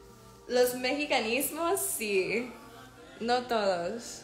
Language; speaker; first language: Spanish; non-native, learner; English